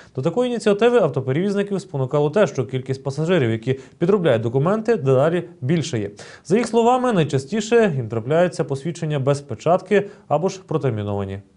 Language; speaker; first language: Ukrainian; native; Ukrainian